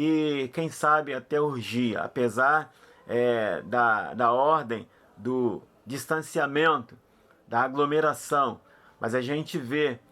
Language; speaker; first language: Portuguese; native; Portuguese